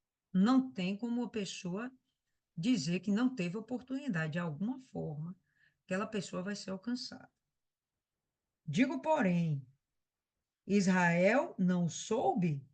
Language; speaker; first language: Portuguese; native; Portuguese